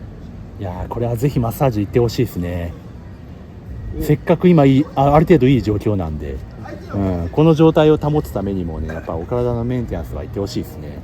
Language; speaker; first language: Japanese; native; Japanese